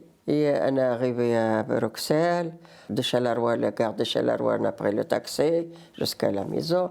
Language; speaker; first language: French; non-native, learner; Riffian